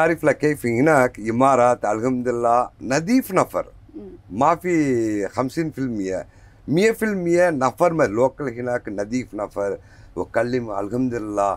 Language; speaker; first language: Arabic; non-native, learner; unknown